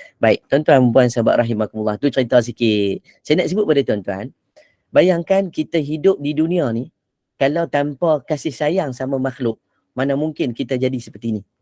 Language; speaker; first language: Malay; native; Malay